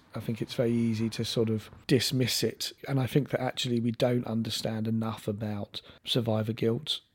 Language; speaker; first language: English; native; English